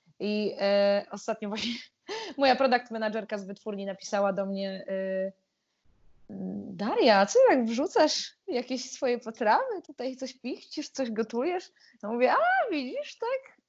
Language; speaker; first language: Polish; native; Polish